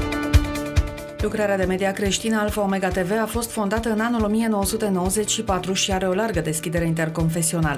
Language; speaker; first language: Romanian; native; Romanian